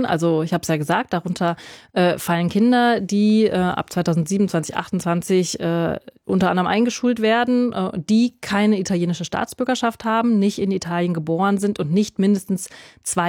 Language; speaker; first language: German; native; German